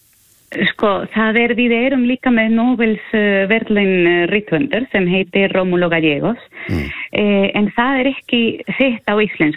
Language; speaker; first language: Icelandic; non-native, fluent; Spanish